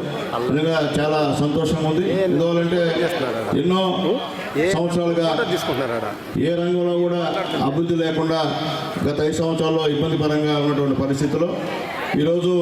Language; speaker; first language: Telugu; native; Telugu